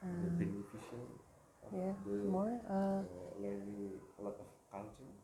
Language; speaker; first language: English; non-native, learner; Indonesian